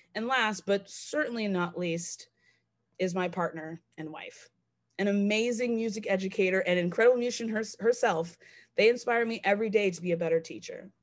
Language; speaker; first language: English; native; English